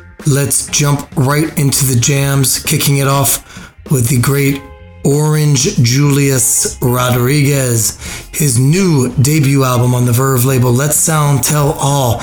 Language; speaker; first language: English; native; English